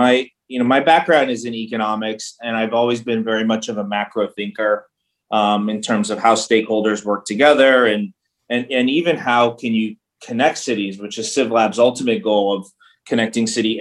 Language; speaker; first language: English; native; English